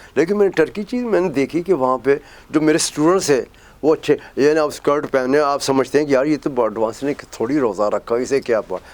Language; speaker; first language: Urdu; native; Urdu